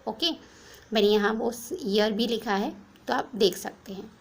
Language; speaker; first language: Hindi; non-native, local second language; Gujarati